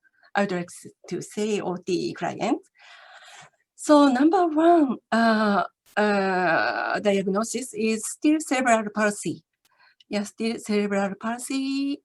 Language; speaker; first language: English; non-native, learner; Japanese